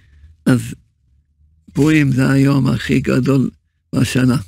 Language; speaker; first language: Hebrew; early bilingual, other home language; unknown